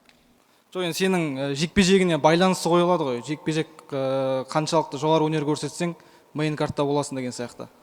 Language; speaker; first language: Kazakh; native; Kazakh